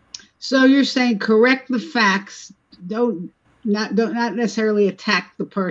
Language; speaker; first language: English; native; English